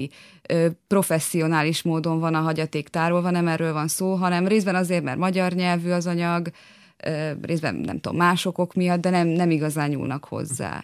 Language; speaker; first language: Hungarian; native; Hungarian